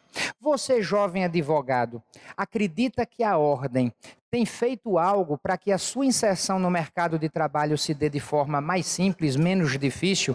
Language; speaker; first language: Portuguese; native; Portuguese